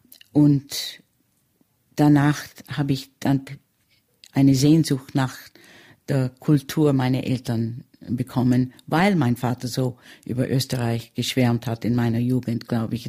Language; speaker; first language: German; early bilingual, heritage; German